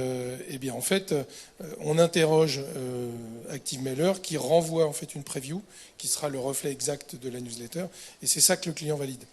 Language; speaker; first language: French; native; French